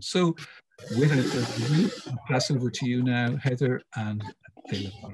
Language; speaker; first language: English; native; English